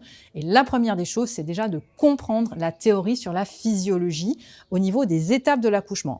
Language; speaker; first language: French; native; French